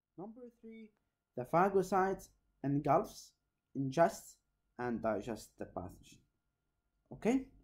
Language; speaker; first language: English; non-native, local second language; Arabic